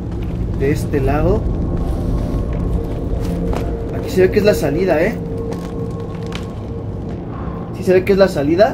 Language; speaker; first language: Spanish; native; Spanish